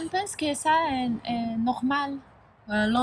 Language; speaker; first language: French; non-native, learner; Spanish